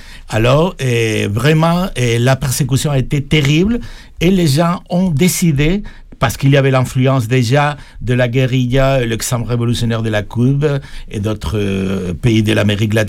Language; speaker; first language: French; non-native, fluent; Spanish